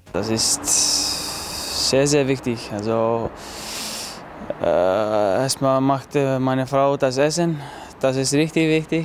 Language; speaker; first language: German; non-native, fluent; Icelandic